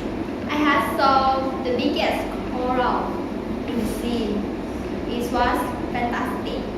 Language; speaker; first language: English; non-native, learner; Thai